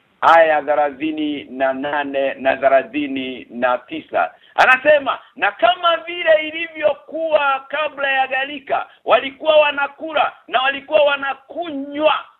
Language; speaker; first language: Swahili; native; Swahili